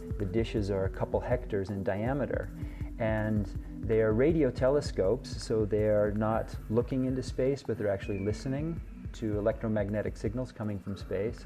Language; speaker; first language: English; native; English